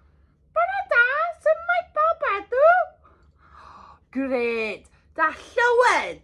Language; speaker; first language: Welsh; non-native, local second language; English